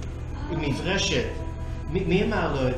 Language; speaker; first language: Hebrew; early bilingual, heritage; English